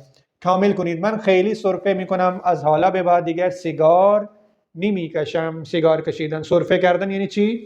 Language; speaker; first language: Persian; non-native, fluent; Urdu